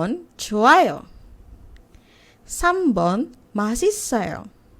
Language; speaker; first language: Korean; non-native, fluent; Indonesian